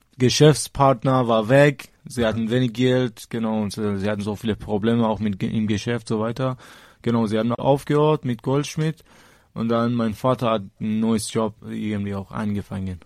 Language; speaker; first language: German; non-native, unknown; Persian